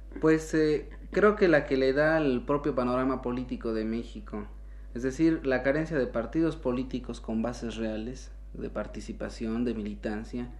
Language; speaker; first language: Spanish; native; Spanish